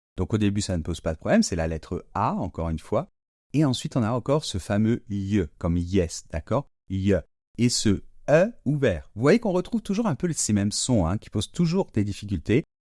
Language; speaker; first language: French; native; French